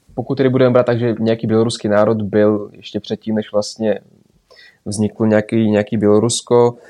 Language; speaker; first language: Czech; early bilingual, other home language; Belarusian